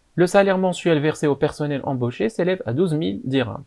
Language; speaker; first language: French; non-native, local second language; Arabic